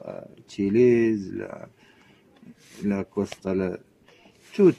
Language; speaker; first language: Italian; non-native, learner; Arabic